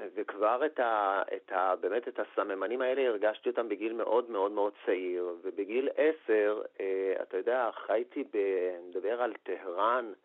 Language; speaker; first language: Hebrew; non-native, fluent; Persian